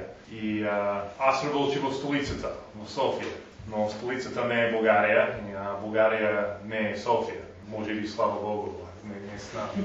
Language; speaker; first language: Bulgarian; non-native, learner; English